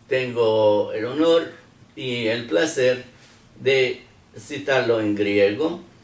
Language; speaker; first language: Spanish; non-native, fluent; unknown